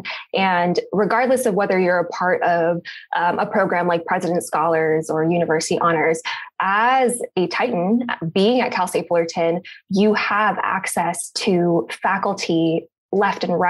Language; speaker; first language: English; native; English